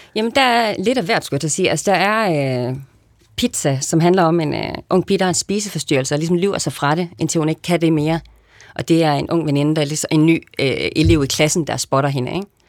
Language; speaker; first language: Danish; native; Danish